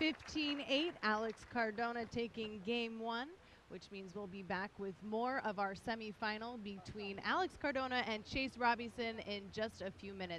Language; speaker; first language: English; native; English